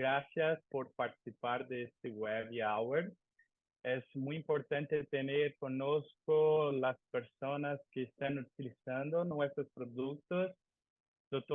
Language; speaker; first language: Spanish; non-native, learner; Portuguese